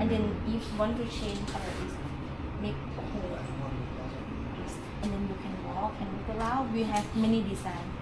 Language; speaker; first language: English; non-native, learner; Thai